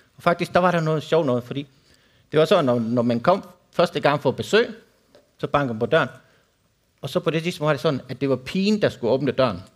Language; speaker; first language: Danish; non-native, fluent; Spanish